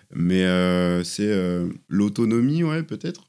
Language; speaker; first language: French; native; French